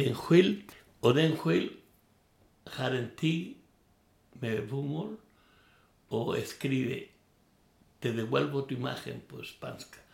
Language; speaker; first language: Swedish; non-native, learner; Spanish